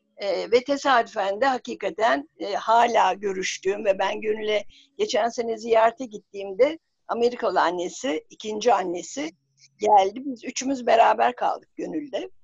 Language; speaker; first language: Turkish; native; Turkish